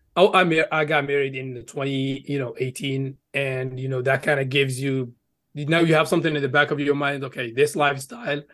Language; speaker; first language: English; early bilingual, other home language; Arabic